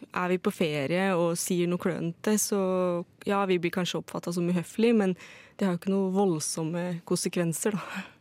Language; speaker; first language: Norwegian; native; Norwegian